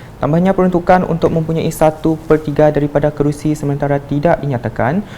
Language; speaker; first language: Malay; native; Malay